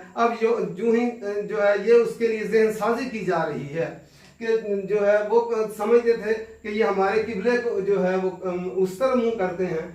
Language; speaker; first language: Urdu; native; Urdu